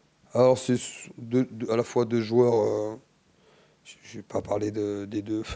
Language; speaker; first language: French; native; French